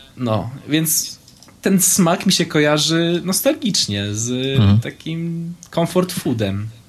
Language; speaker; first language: Polish; native; Polish